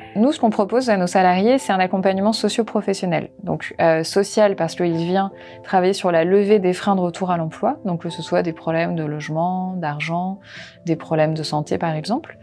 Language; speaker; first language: French; native; French